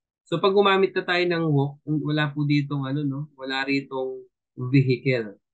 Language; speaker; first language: Filipino; native; Filipino